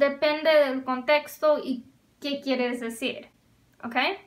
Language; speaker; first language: Spanish; non-native, fluent; English